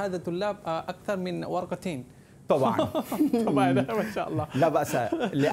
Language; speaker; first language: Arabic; non-native, fluent; Malay